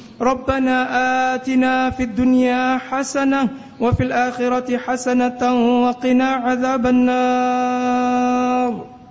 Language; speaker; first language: Arabic; non-native, fluent; Malay